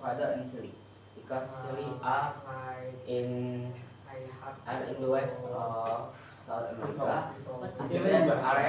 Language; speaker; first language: English; non-native, learner; Indonesian